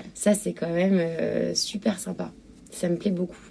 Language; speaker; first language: French; native; French